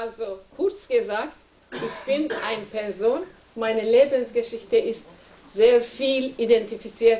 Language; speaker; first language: German; non-native, learner; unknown